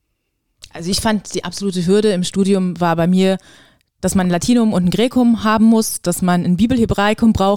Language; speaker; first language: German; native; German